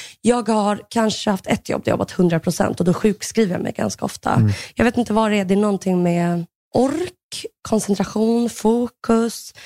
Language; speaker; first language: Swedish; early bilingual, other home language; Russian